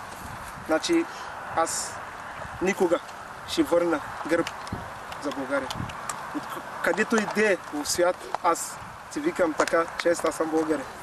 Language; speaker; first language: Bulgarian; non-native, learner; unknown